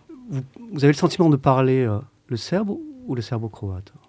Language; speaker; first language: French; native; French